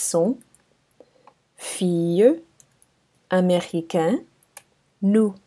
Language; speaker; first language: French; non-native, fluent; English